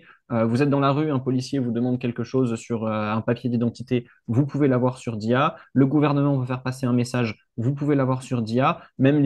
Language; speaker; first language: French; native; French